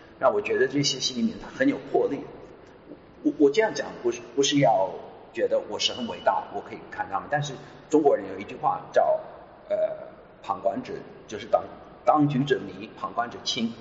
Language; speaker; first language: Chinese; non-native, fluent; English